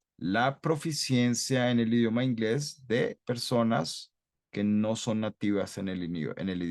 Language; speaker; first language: Spanish; non-native, fluent; English